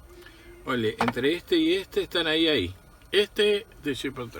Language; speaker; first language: Portuguese; non-native, fluent; Spanish